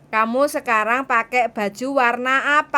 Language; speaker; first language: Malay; non-native, local second language; Javanese